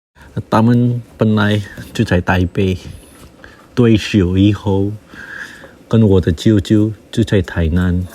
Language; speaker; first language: Chinese; non-native, fluent; Indonesian